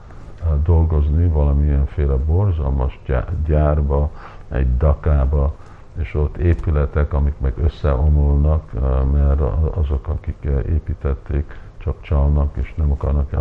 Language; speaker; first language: Hungarian; early bilingual, heritage; Hungarian